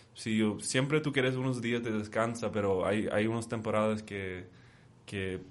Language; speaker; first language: Spanish; early bilingual, heritage; Spanish